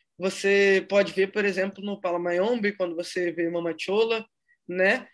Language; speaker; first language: Portuguese; native; Portuguese